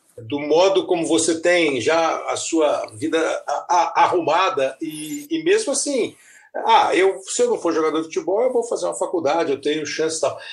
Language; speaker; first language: Portuguese; native; Portuguese